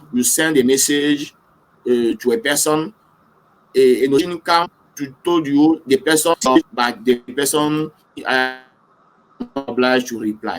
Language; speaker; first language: English; non-native, learner; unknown